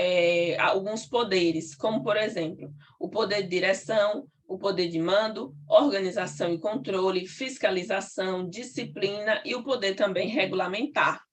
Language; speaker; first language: Portuguese; native; Portuguese